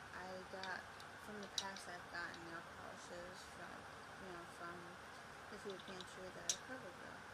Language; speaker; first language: English; native; English